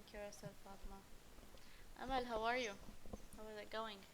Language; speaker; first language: English; non-native, fluent; Arabic